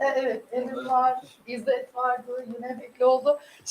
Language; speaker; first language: Turkish; native; Turkish